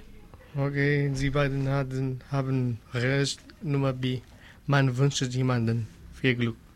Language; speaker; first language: German; non-native, learner; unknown